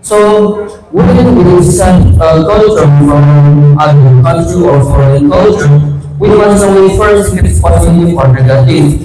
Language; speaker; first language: English; non-native, fluent; Indonesian